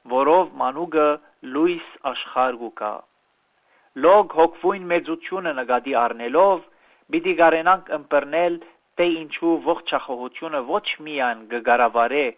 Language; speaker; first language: Armenian; early bilingual, heritage; Armenian